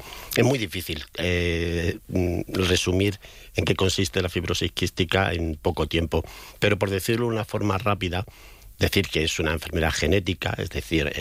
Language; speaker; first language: Spanish; native; Spanish